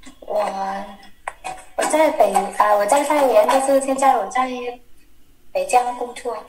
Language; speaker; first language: Chinese; non-native, learner; Vietnamese